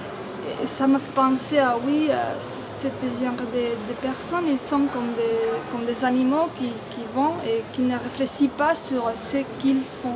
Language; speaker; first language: French; non-native, fluent; Spanish